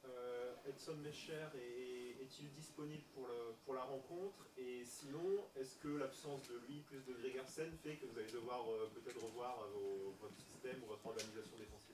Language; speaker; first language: French; native; French